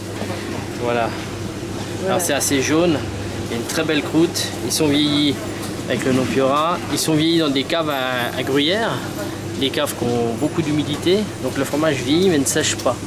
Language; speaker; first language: French; native; French